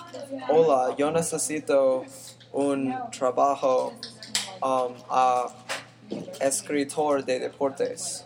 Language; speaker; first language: Spanish; non-native, learner; English